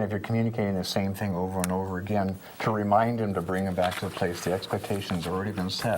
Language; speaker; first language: English; native; English